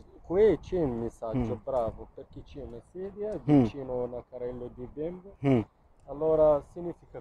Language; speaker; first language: Italian; non-native, learner; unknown